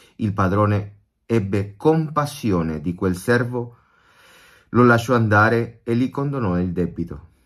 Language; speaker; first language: Italian; non-native, fluent; Spanish